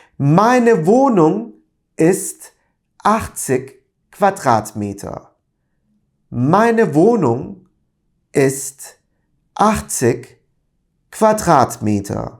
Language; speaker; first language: German; non-native, fluent; Turkish